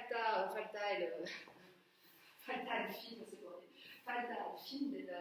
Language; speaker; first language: Spanish; non-native, learner; French